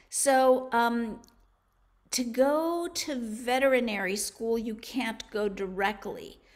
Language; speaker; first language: English; native; English